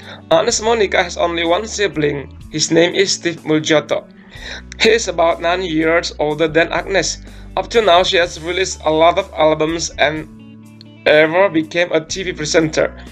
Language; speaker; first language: English; non-native, fluent; Indonesian